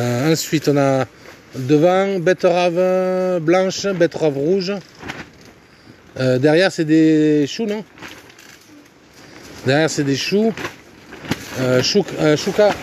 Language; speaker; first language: French; native; French